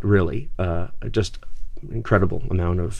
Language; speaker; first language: English; native; English